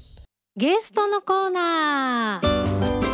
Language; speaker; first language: Japanese; native; Japanese